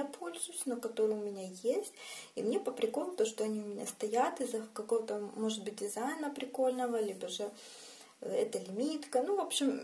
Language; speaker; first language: Russian; native; Russian